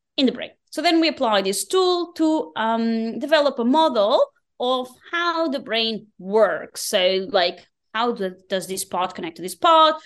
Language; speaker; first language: English; non-native, fluent; Portuguese